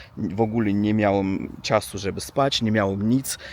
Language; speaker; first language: Polish; non-native, learner; Russian